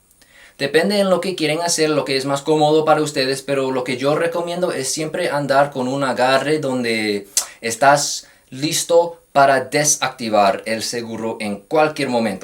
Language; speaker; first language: Spanish; non-native, fluent; English